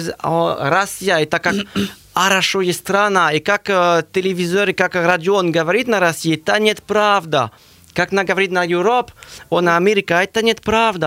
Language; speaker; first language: Russian; non-native, learner; French